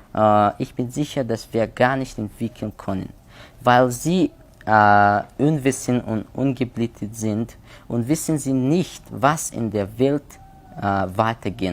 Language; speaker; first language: German; non-native, learner; Persian